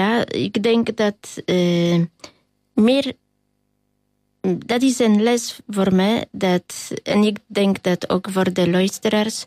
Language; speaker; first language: Dutch; non-native, learner; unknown